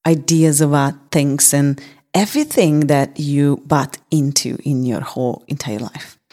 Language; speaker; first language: English; non-native, fluent; Hungarian